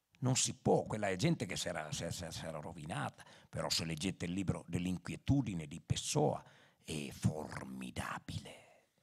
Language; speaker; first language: Italian; native; Italian